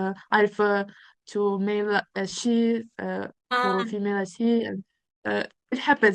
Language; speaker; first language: English; non-native, fluent; Uzbek